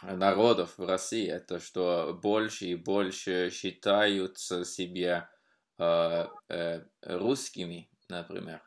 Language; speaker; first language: Russian; non-native, fluent; Norwegian